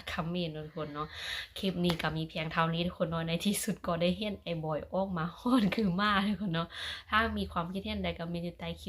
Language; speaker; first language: Thai; non-native, local second language; Lao